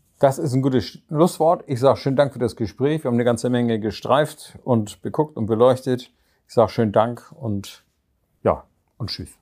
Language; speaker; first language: German; native; German